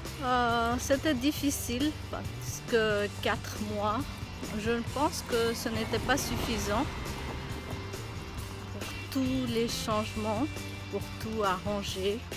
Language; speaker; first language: French; non-native, fluent; Bangla